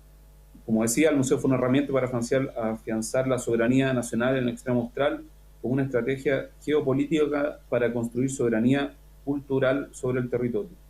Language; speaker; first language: Spanish; native; Spanish